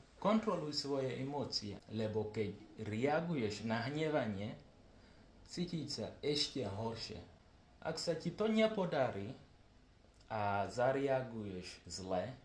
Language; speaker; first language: Slovak; non-native, learner; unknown